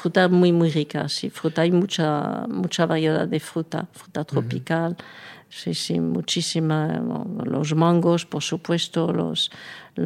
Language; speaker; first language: Spanish; non-native, fluent; French